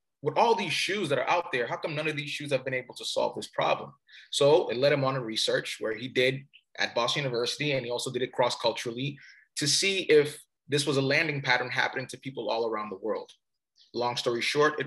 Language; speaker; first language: English; early bilingual, other home language; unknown